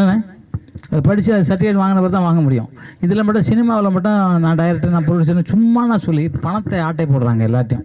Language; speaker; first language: Tamil; native; Tamil